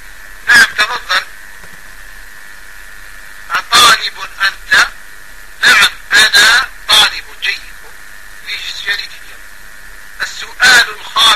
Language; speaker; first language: Arabic; non-native, fluent; French